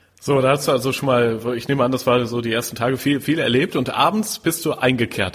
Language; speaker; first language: German; native; German